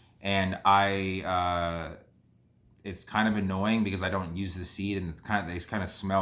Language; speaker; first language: English; native; English